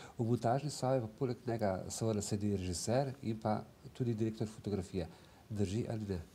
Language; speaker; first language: Slovenian; native; Slovenian